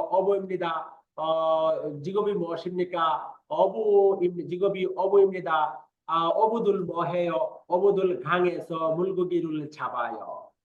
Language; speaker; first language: Korean; non-native, fluent; Bangla